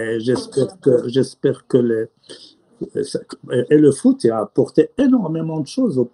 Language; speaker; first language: French; non-native, local second language; Arabic